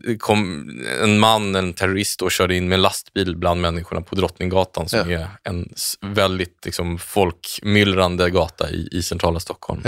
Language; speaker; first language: Swedish; native; Swedish